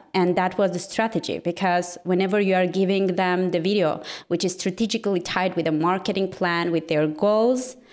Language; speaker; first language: English; non-native, fluent; Armenian